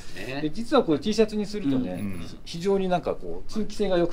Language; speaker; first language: Japanese; native; Japanese